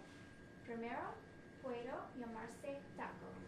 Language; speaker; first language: Spanish; non-native, learner; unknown